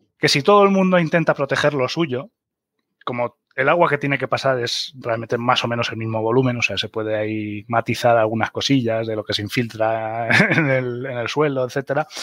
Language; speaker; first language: Spanish; early bilingual, other home language; German